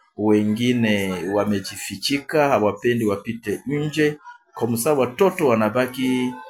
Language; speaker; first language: Swahili; native; Swahili